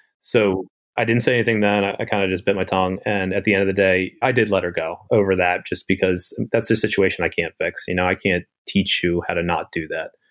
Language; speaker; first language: English; native; English